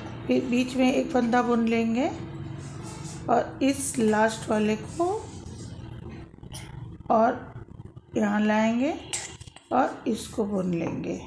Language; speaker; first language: Hindi; native; Hindi